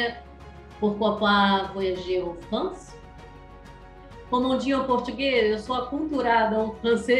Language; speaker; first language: French; non-native, learner; Portuguese